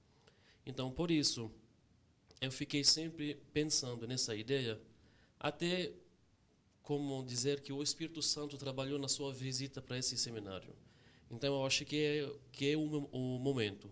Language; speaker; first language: Portuguese; non-native, fluent; Arabic